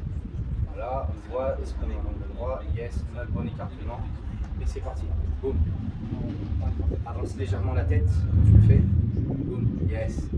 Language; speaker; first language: French; native; French